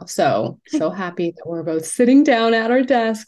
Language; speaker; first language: English; non-native, local second language; Cantonese